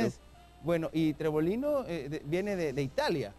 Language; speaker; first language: Spanish; native; Spanish